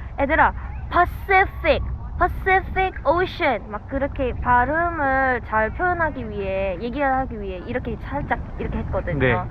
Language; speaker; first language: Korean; non-native, fluent; Filipino